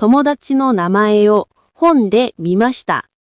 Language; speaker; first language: Japanese; non-native, fluent; Korean